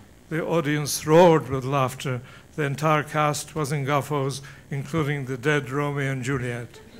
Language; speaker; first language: English; non-native, fluent; Turkish